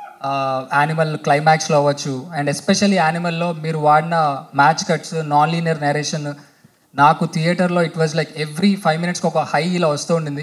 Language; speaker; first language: Telugu; native; Telugu